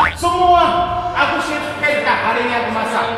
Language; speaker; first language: Indonesian; non-native, fluent; Japanese